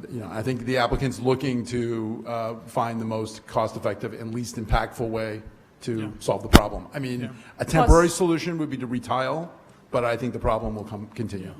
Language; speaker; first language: English; native; English